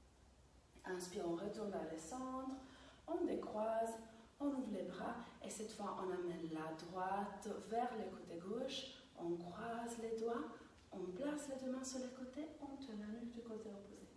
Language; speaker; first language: French; non-native, fluent; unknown